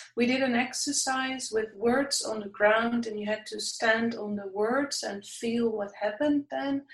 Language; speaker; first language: English; non-native, fluent; Dutch